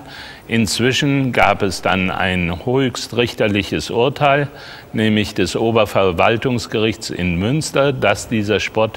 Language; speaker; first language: German; native; German